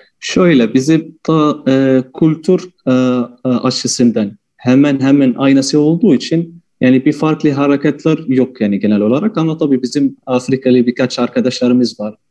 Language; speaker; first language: Turkish; non-native, fluent; Arabic